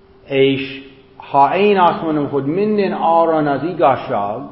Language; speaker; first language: Hungarian; non-native, fluent; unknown